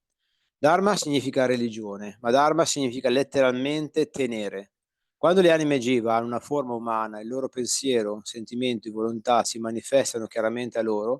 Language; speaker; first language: Italian; native; Italian